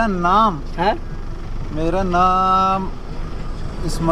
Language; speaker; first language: Hindi; non-native, learner; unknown